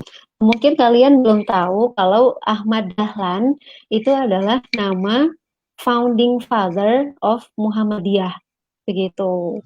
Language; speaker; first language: Indonesian; native; Indonesian